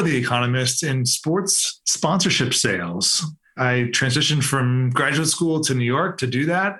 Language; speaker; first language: English; native; English